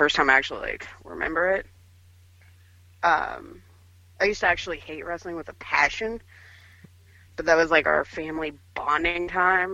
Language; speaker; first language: English; native; English